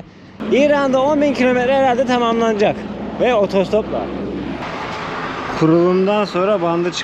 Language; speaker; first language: Turkish; native; Turkish